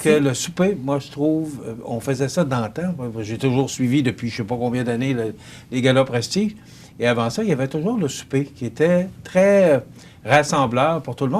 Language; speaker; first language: French; native; French